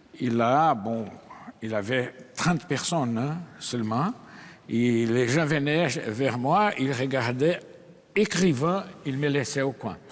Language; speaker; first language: French; non-native, fluent; Portuguese